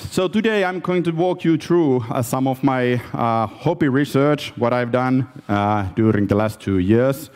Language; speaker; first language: English; non-native, fluent; Finnish